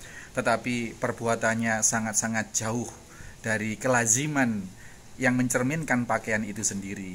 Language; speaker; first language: Indonesian; native; Indonesian